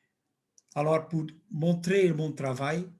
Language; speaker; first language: French; non-native, local second language; Dutch